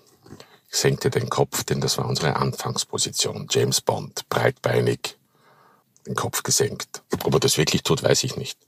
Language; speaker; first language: German; native; German